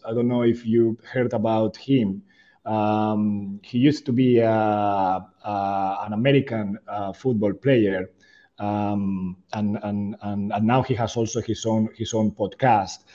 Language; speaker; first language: English; non-native, fluent; Spanish